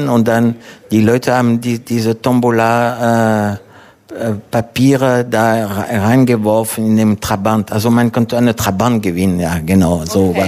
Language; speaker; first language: German; non-native, fluent; French